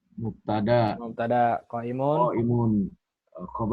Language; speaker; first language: Arabic; non-native, learner; Indonesian